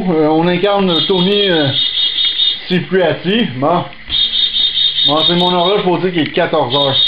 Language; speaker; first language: French; native; French